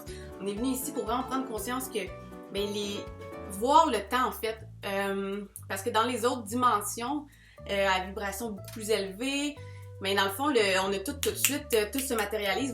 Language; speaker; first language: French; native; French